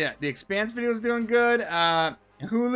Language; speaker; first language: English; native; English